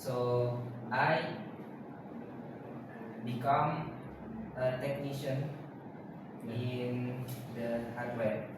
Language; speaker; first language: English; non-native, learner; Indonesian